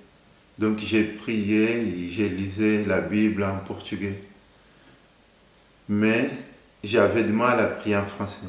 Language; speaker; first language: French; non-native, fluent; Portuguese